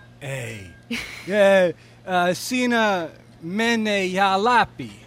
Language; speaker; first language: Finnish; non-native, learner; English